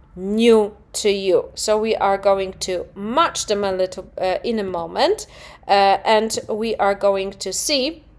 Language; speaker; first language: English; non-native, fluent; Polish